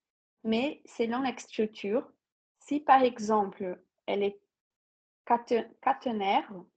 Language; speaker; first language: French; non-native, fluent; Portuguese